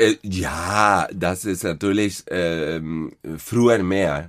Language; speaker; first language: German; non-native, fluent; Spanish